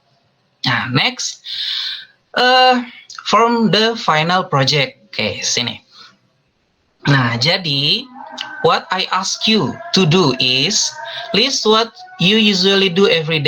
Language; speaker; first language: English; non-native, fluent; Indonesian